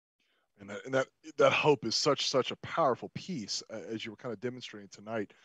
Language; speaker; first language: English; native; English